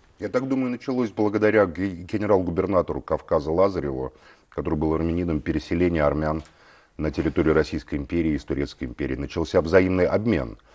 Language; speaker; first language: Russian; native; Russian